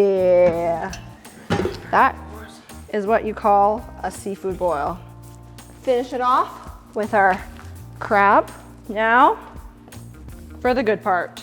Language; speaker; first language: English; native; English